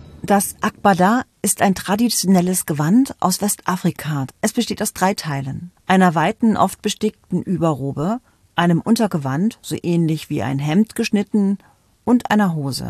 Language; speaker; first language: German; native; German